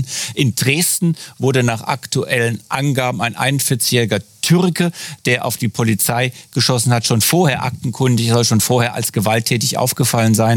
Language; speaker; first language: German; native; German